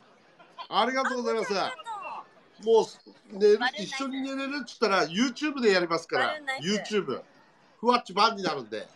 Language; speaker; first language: Japanese; native; Japanese